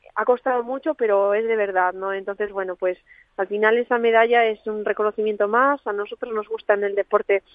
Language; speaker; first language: Spanish; native; Spanish